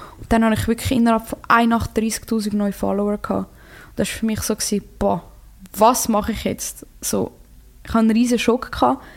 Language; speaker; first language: German; early bilingual, other home language; Croatian